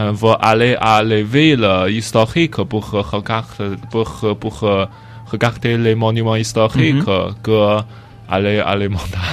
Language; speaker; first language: French; non-native, learner; Chinese